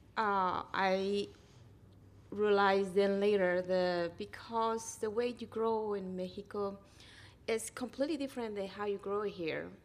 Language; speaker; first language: English; non-native, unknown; Spanish